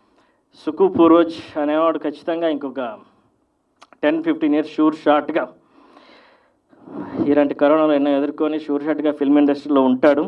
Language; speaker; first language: Telugu; native; Telugu